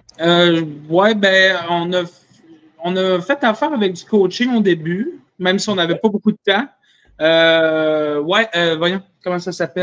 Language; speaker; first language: French; native; French